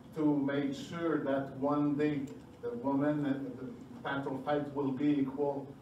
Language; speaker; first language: English; non-native, fluent; French